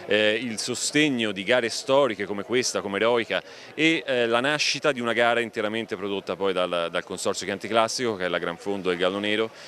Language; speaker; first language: Italian; native; Italian